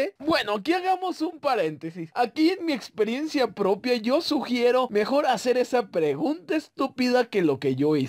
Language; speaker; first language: Spanish; native; Spanish